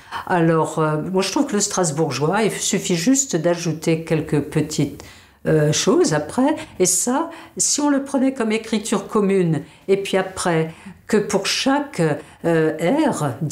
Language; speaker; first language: French; native; French